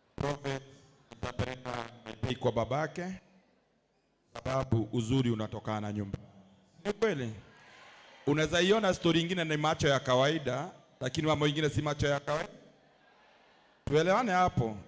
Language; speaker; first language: Swahili; non-native, local second language; Masai